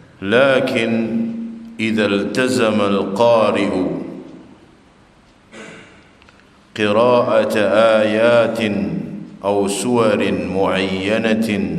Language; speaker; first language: Arabic; non-native, fluent; Indonesian